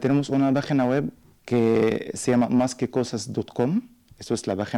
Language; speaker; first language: Spanish; non-native, learner; Arabic